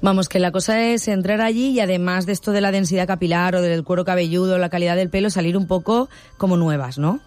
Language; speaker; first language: Spanish; native; Spanish